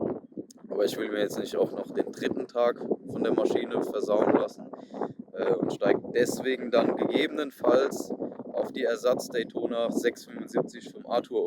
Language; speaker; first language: German; native; German